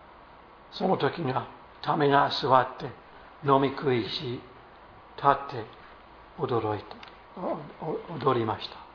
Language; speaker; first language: Japanese; non-native, fluent; English